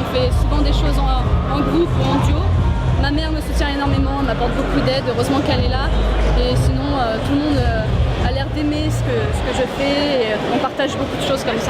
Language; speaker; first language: French; native; French